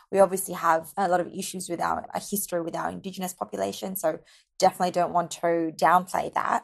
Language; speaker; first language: English; native; English